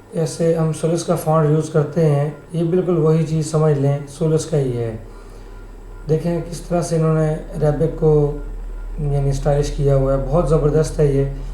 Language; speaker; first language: Urdu; native; Urdu